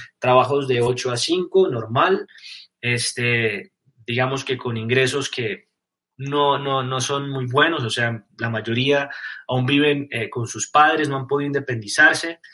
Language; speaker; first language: Spanish; native; Spanish